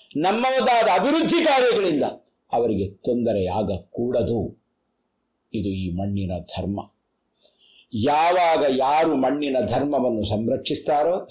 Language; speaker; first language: Kannada; non-native, local second language; Tulu